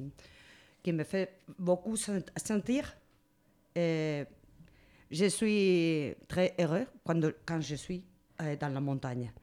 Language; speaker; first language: French; non-native, fluent; Spanish